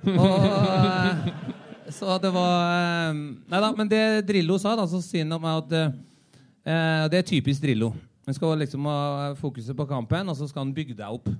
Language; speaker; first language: Norwegian; native; Norwegian